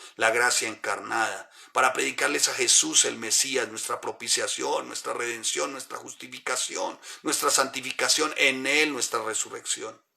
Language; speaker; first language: Spanish; native; Spanish